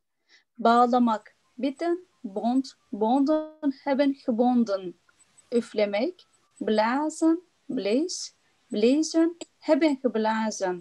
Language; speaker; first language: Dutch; non-native, learner; Turkish